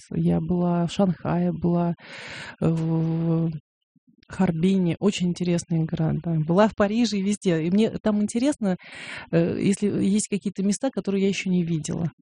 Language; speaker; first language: Russian; native; Russian